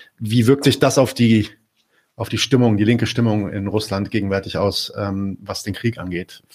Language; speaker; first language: German; native; German